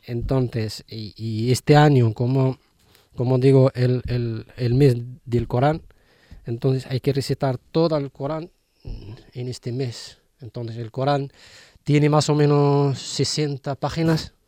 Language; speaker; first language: Spanish; non-native, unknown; Riffian